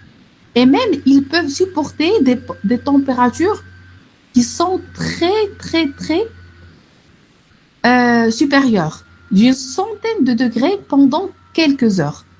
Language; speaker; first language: French; non-native, local second language; Arabic